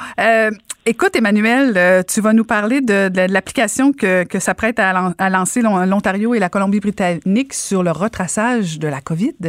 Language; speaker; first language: French; native; French